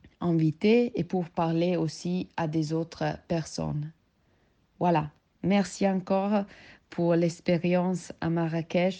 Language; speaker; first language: French; non-native, learner; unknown